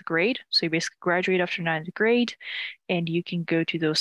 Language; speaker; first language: English; non-native, fluent; Ukrainian